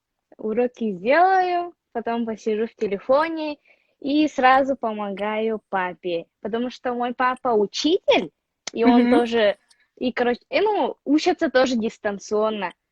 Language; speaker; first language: Russian; non-native, local second language; Yakut